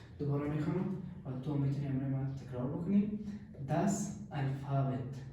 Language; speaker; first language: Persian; native; Persian